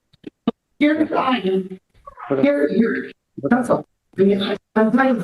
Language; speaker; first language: English; native; English